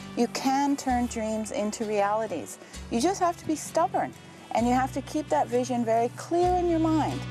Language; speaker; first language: English; native; English